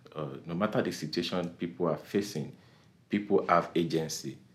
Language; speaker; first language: English; non-native, local second language; Yoruba